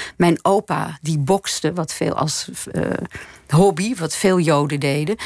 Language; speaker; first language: Dutch; native; Dutch